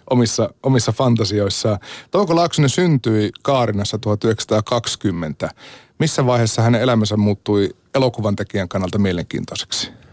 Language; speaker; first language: Finnish; native; Finnish